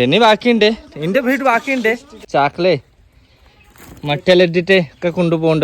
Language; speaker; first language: Malayalam; non-native, learner; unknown